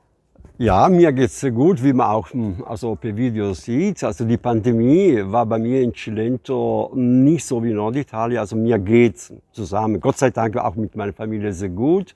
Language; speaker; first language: German; non-native, fluent; Italian